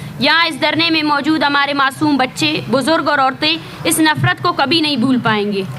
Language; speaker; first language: Urdu; non-native, local second language; Baluchi